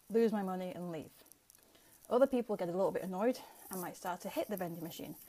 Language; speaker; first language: English; native; English